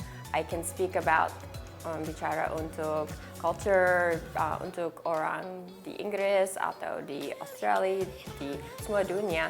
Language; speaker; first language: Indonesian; non-native, learner; English